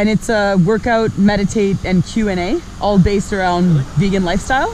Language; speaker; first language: English; non-native, fluent; French